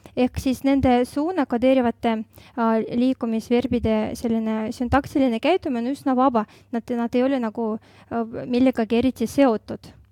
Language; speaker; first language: Estonian; non-native, local second language; Russian